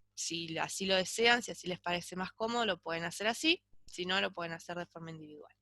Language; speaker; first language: Spanish; native; Spanish